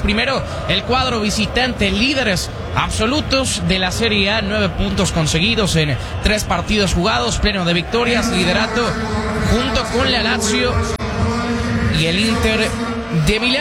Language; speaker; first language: Spanish; native; Spanish